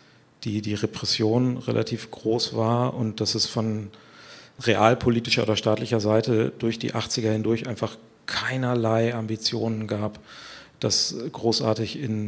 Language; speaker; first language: German; native; German